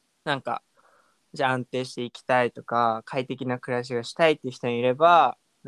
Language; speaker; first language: Japanese; native; Japanese